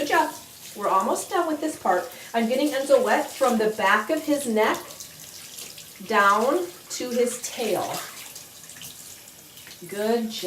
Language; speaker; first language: English; native; English